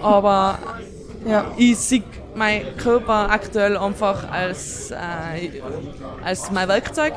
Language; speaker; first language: German; native; German